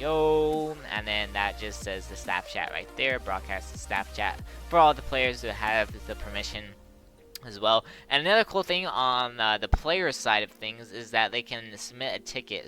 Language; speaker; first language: English; native; English